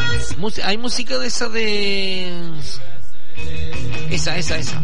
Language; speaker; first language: Spanish; native; Spanish